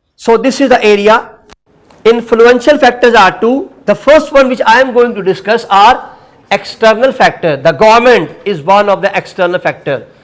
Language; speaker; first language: English; non-native, local second language; Urdu